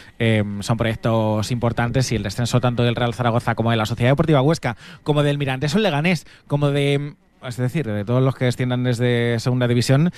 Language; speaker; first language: Spanish; native; Spanish